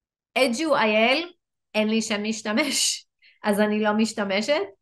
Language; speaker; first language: Hebrew; non-native, fluent; English